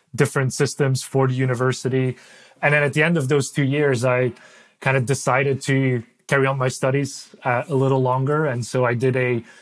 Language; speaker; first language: English; non-native, fluent; Dutch